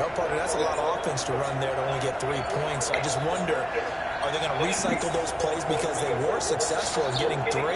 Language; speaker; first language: English; native; English